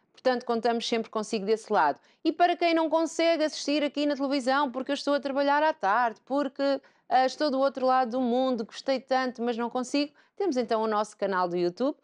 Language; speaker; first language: Portuguese; native; Portuguese